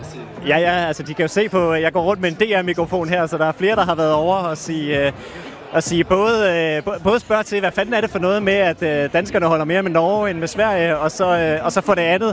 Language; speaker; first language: Danish; native; Danish